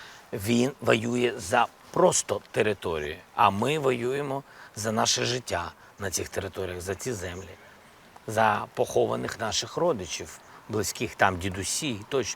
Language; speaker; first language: Ukrainian; non-native, local second language; Russian